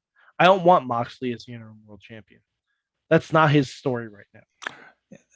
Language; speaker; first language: English; native; English